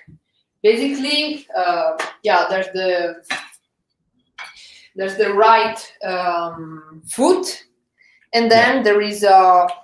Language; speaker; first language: English; non-native, fluent; Italian